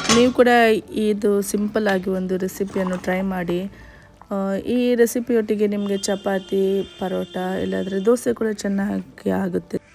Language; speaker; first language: Kannada; non-native, local second language; Konkani